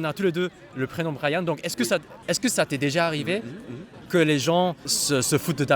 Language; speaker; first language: French; non-native, fluent; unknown